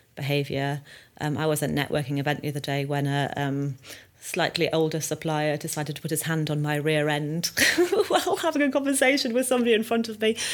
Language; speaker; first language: English; native; English